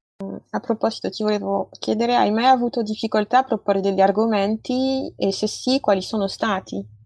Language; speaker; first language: Italian; non-native, fluent; French